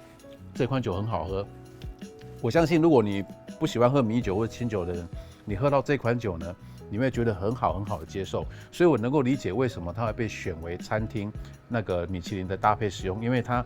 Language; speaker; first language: Chinese; native; Chinese